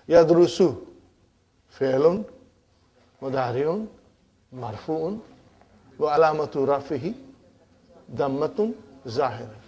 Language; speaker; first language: Arabic; non-native, fluent; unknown